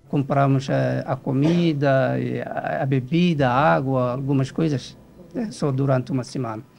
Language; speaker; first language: Portuguese; non-native, learner; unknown